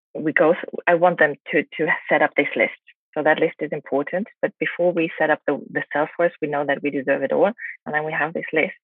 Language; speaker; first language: English; non-native, fluent; German